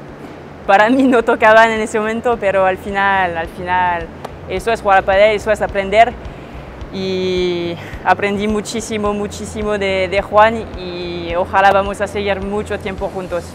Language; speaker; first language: Spanish; non-native, fluent; French